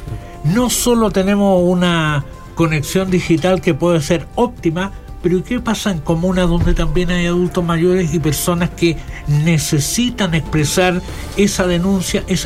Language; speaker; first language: Spanish; native; Spanish